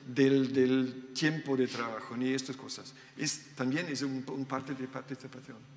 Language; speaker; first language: Spanish; non-native, learner; German